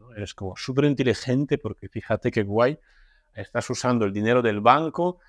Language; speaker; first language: Spanish; non-native, fluent; Russian